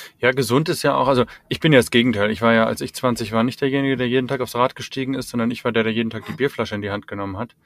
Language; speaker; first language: German; native; German